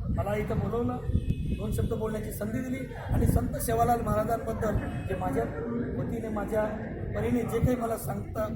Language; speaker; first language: Marathi; non-native, local second language; Lambadi